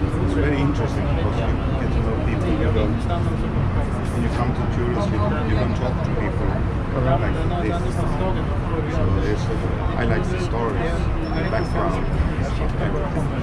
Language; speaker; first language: English; non-native, learner; Swedish